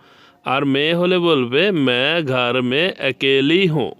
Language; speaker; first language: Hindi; non-native, learner; Bangla